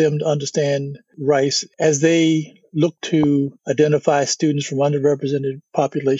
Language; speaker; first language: English; native; English